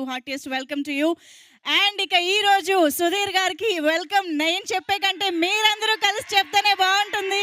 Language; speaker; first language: Telugu; native; Telugu